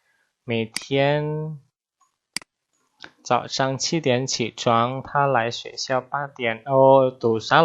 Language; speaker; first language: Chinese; non-native, fluent; Indonesian